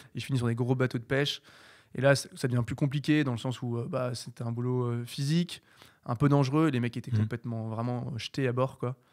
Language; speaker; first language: French; native; French